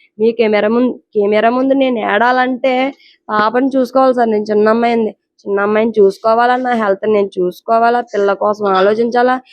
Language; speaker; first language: Telugu; native; Telugu